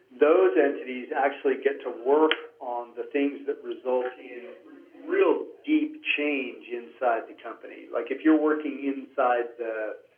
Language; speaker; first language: English; native; English